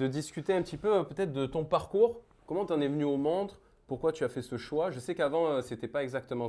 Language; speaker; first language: French; native; French